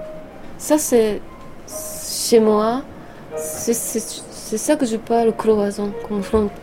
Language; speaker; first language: French; non-native, learner; Japanese